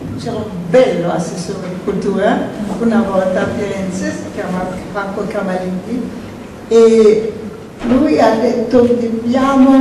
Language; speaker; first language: Italian; non-native, fluent; German